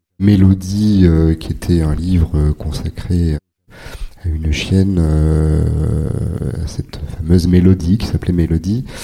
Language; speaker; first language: French; native; French